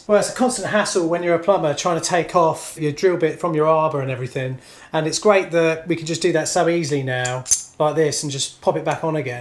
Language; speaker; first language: English; native; English